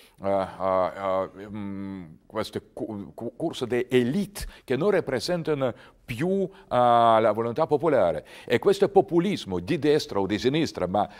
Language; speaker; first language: Italian; non-native, learner; Russian